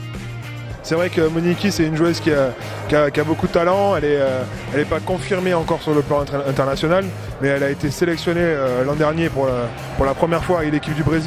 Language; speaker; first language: French; native; French